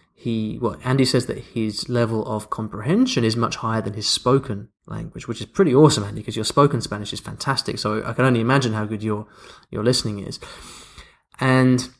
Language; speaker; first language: English; native; English